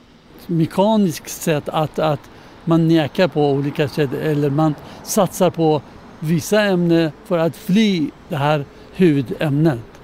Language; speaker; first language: Swedish; non-native, learner; Persian